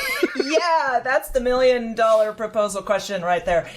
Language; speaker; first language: English; native; English